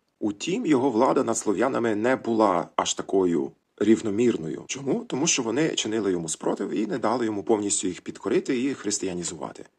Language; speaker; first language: Ukrainian; native; Ukrainian